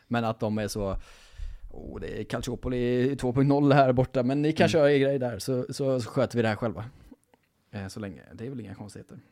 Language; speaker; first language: Swedish; native; Swedish